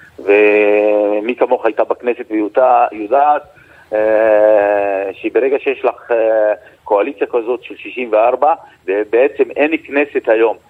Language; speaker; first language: Hebrew; non-native, local second language; Arabic